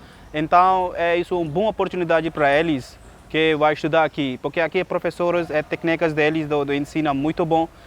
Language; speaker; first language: Portuguese; non-native, learner; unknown